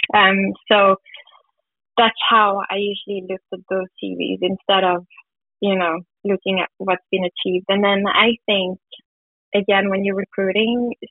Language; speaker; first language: English; non-native, fluent; German